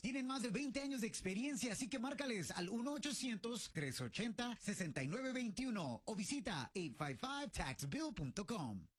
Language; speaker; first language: Spanish; early bilingual, heritage; Spanish